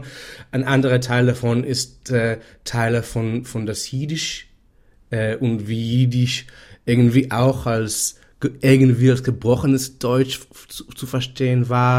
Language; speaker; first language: German; non-native, fluent; Hebrew